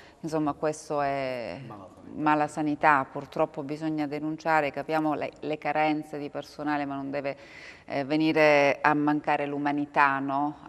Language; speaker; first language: Italian; native; Italian